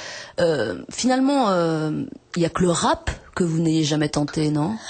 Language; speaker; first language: French; native; French